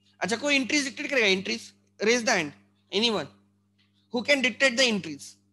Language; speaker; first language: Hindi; non-native, local second language; Marathi